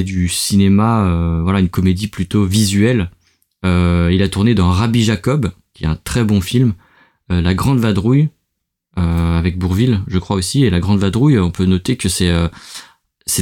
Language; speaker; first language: French; native; French